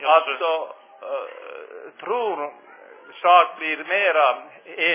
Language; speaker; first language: Swedish; non-native, fluent; Finnish